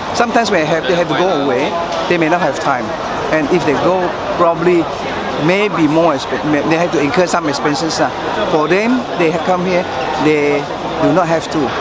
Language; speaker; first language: English; non-native, local second language; Chinese